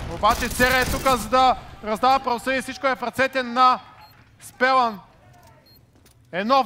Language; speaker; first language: Bulgarian; native; Bulgarian